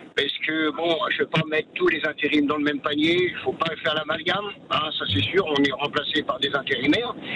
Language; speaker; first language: French; native; French